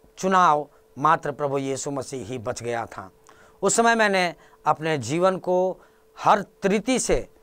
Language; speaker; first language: Hindi; native; Hindi